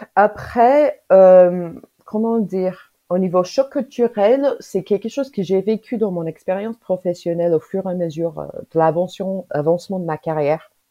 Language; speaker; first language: French; non-native, fluent; English